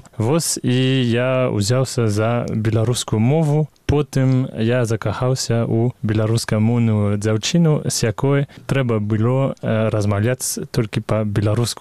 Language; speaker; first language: Belarusian; non-native, fluent; French